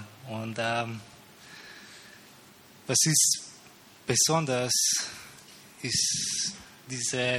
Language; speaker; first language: German; non-native, learner; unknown